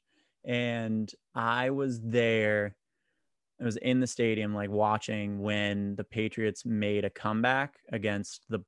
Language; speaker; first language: English; native; English